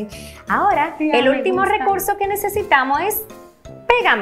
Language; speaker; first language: Spanish; native; Spanish